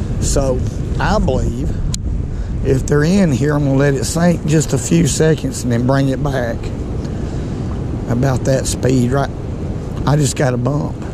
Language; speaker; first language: English; native; English